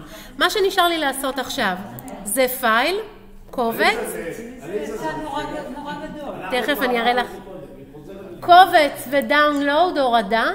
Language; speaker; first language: Hebrew; native; Hebrew